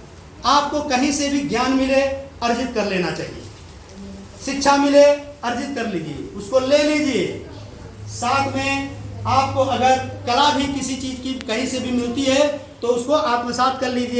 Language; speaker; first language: Hindi; native; Hindi